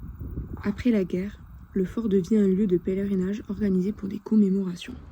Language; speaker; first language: French; native; French